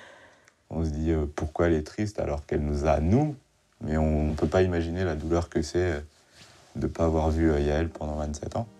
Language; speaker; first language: French; native; French